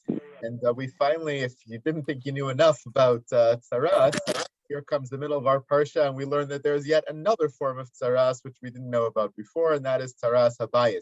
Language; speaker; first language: English; native; English